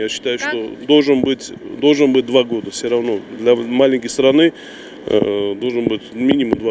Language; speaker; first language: Russian; non-native, fluent; Armenian